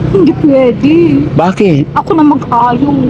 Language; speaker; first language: Filipino; non-native, local second language; Iloko